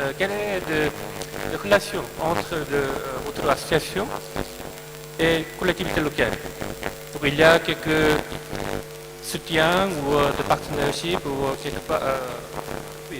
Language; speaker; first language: French; non-native, fluent; Korean